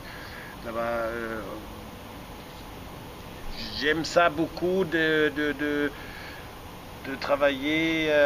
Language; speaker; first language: French; non-native, fluent; German